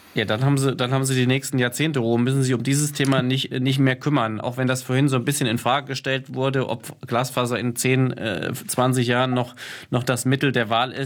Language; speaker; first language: German; native; German